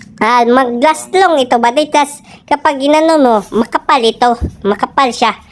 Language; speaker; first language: Filipino; non-native, local second language; Cebuano